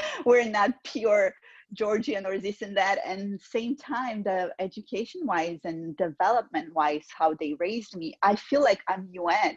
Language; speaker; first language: English; non-native, fluent; Georgian